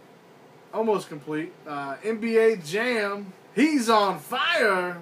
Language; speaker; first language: English; native; English